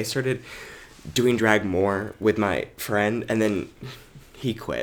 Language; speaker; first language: English; native; English